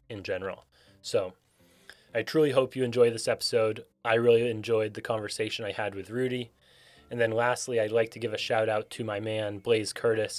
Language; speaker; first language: English; native; English